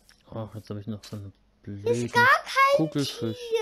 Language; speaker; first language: German; native; German